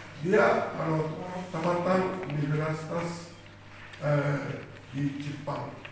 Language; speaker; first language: Indonesian; non-native, fluent; Japanese